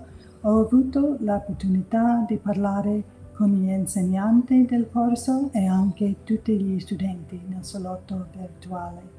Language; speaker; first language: Italian; non-native, fluent; English